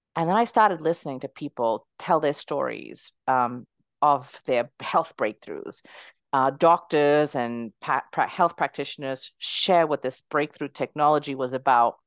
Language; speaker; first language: English; early bilingual, other home language; Spanish